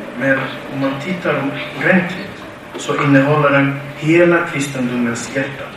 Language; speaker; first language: Swedish; non-native, fluent; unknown